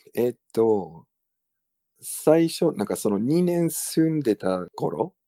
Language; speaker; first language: Japanese; non-native, fluent; English